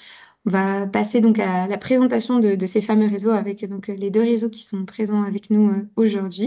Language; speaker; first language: French; native; French